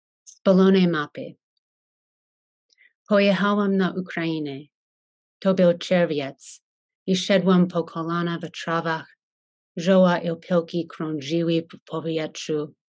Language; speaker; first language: Polish; non-native, fluent; English